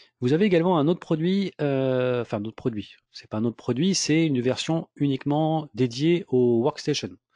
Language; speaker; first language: French; native; French